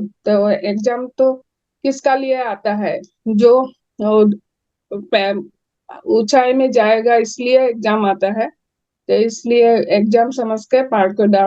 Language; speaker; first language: Hindi; non-native, local second language; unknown